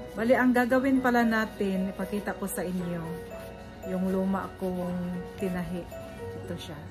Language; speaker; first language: Filipino; non-native, local second language; Cebuano